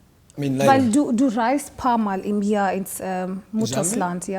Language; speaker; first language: German; non-native, fluent; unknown